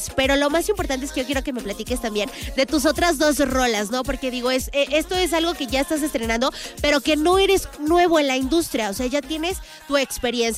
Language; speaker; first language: Spanish; native; Spanish